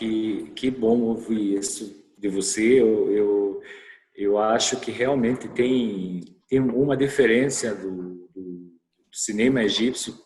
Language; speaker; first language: Portuguese; non-native, fluent; Arabic